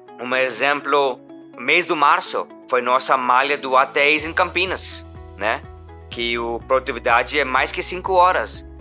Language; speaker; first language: Portuguese; non-native, learner; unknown